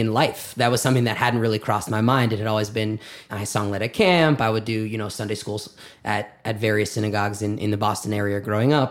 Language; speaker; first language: English; native; English